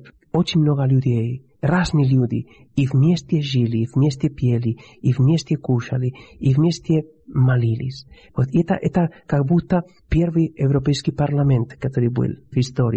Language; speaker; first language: Russian; non-native, fluent; Spanish